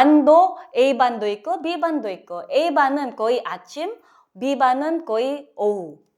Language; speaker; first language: Korean; non-native, learner; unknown